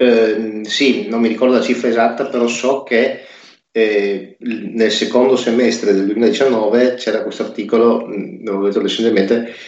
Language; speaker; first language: Italian; native; Italian